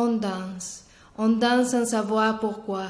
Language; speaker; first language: French; non-native, learner; Spanish